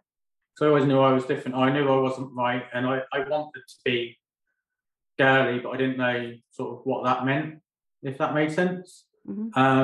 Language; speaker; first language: English; native; English